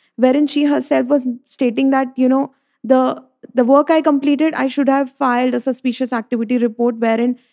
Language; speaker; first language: English; non-native, local second language; Hindi